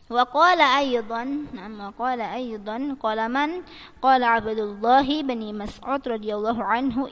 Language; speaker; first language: Arabic; non-native, fluent; Malay